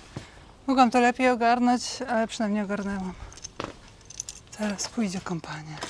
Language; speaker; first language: Polish; native; Polish